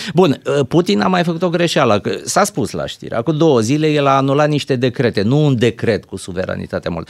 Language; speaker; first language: Romanian; native; Romanian